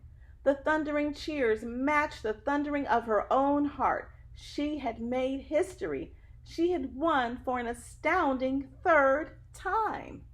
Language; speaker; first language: English; native; English